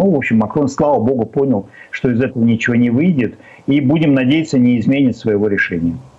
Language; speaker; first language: Russian; native; Russian